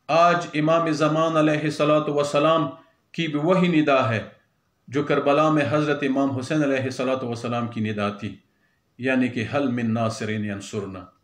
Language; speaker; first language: Urdu; non-native, local second language; Pashto